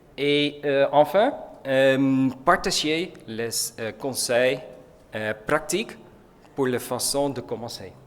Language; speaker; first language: French; non-native, learner; Dutch